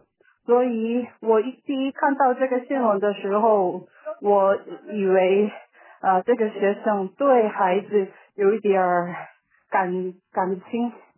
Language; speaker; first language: Chinese; non-native, learner; Korean